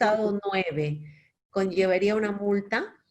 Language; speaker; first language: Spanish; native; Spanish